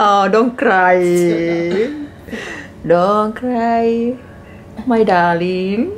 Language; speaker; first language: English; non-native, learner; Indonesian